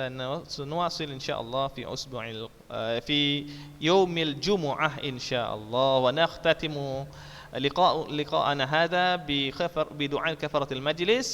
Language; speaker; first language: Arabic; non-native, fluent; Indonesian